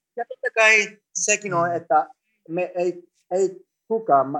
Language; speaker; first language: Finnish; non-native, fluent; Greek